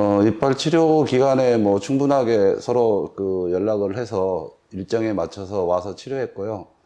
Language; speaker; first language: Korean; native; Korean